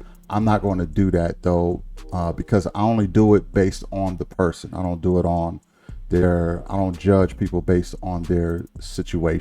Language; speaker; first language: English; native; English